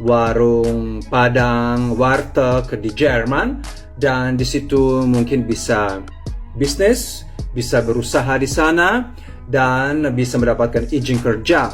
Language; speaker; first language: Indonesian; non-native, fluent; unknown